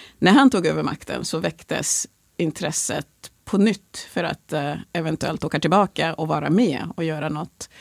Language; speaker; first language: Swedish; early bilingual, other home language; Swahili